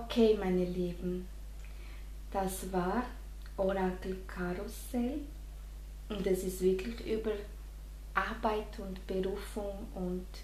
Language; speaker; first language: German; non-native, fluent; Spanish